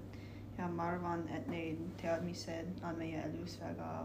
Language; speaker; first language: Estonian; non-native, learner; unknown